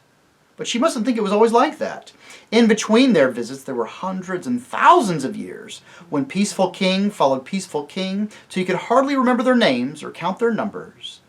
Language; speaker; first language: English; native; English